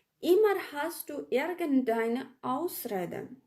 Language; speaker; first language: German; non-native, fluent; Ukrainian